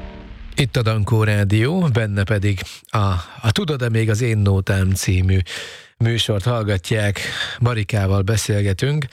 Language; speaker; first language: Hungarian; native; Hungarian